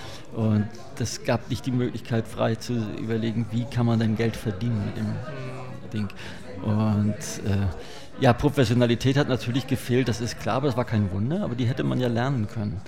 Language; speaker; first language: German; native; German